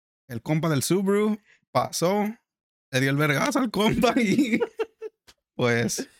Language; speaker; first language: Spanish; early bilingual, other home language; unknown